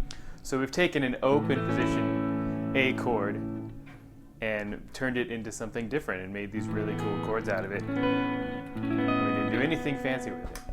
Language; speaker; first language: English; native; English